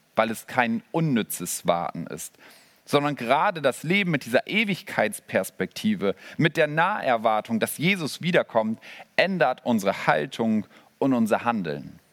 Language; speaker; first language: German; native; German